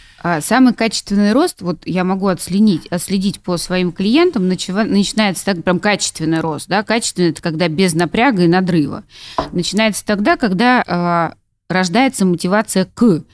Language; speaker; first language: Russian; native; Russian